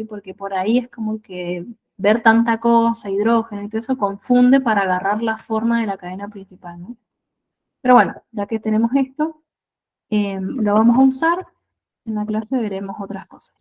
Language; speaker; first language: Spanish; native; Spanish